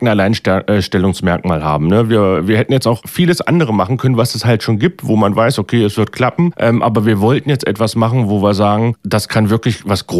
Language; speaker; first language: German; native; German